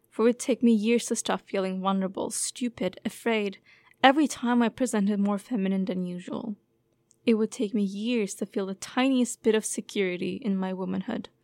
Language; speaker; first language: English; non-native, fluent; Turkish